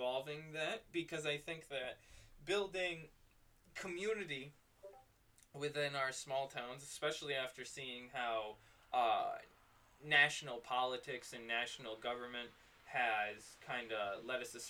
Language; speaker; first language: English; native; English